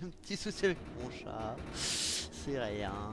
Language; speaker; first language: French; native; French